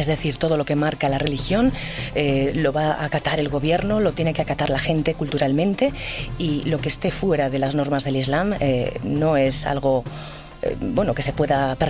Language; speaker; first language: Spanish; native; Spanish